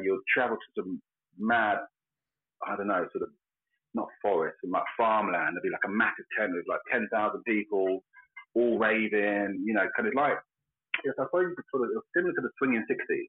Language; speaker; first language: English; native; English